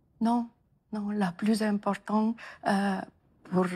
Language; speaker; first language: French; non-native, fluent; Romanian